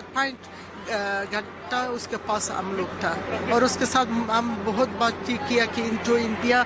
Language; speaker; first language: Hindi; non-native, learner; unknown